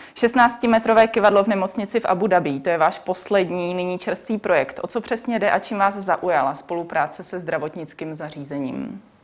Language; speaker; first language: Czech; native; Czech